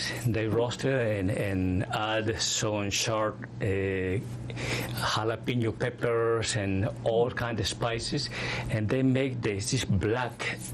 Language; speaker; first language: English; non-native, fluent; Spanish